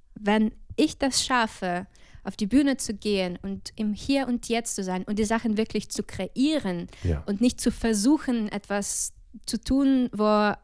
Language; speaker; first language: German; non-native, fluent; Ukrainian